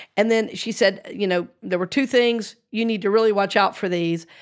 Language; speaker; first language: English; native; English